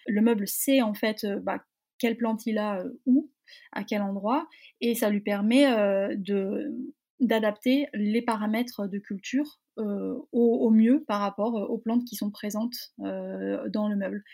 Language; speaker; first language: French; native; French